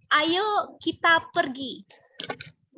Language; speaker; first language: Indonesian; non-native, fluent; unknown